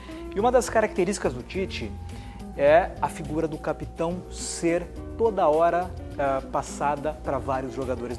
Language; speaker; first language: Portuguese; native; Portuguese